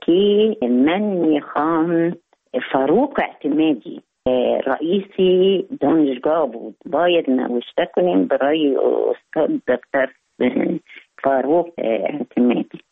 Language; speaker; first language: Persian; non-native, fluent; Arabic